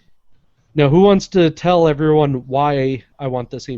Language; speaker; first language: English; native; English